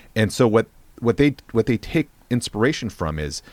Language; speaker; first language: English; native; English